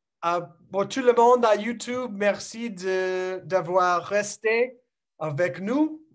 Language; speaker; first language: French; non-native, learner; English